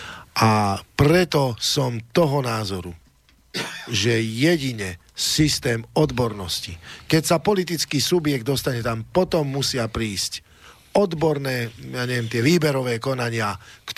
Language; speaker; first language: Slovak; native; Slovak